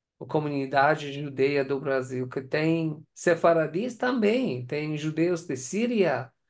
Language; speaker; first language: Portuguese; non-native, learner; Persian